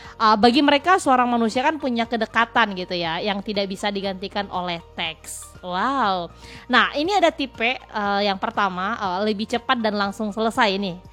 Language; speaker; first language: Indonesian; native; Indonesian